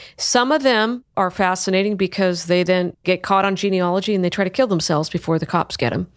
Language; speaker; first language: English; native; English